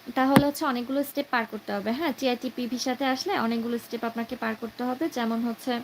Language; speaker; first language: Bangla; native; Bangla